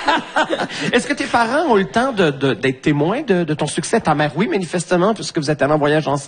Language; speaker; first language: French; native; French